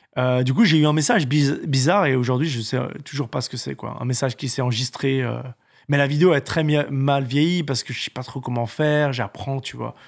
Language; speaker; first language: French; native; French